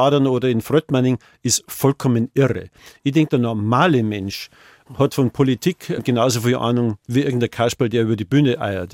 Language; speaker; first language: German; native; German